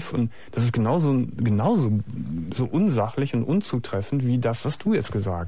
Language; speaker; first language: German; native; German